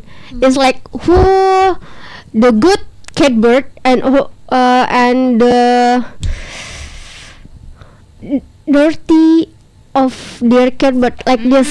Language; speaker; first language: English; non-native, learner; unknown